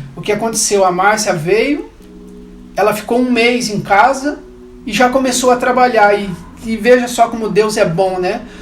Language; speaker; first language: Portuguese; native; Portuguese